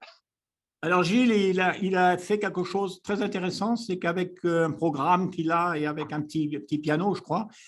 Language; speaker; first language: French; native; French